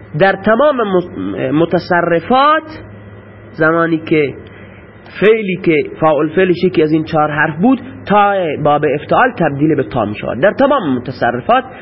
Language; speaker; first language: Persian; non-native, local second language; Baluchi